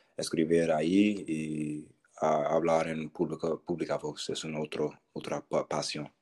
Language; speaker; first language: Spanish; non-native, learner; English